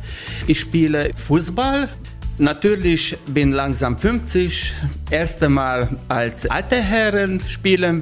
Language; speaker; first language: German; non-native, learner; Hungarian